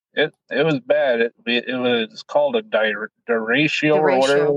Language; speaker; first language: English; native; English